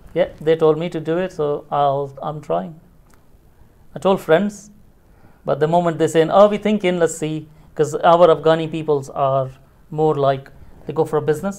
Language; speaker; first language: English; non-native, fluent; Punjabi